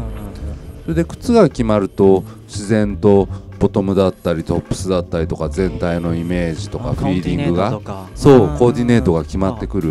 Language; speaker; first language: Japanese; native; Japanese